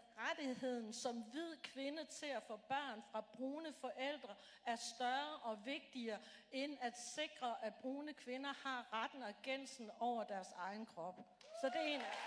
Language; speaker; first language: Danish; native; Danish